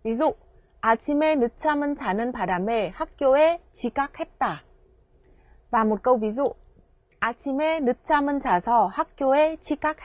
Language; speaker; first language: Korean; non-native, fluent; Vietnamese